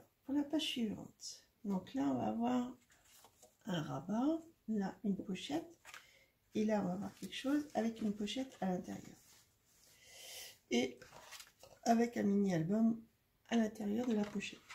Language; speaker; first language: French; native; French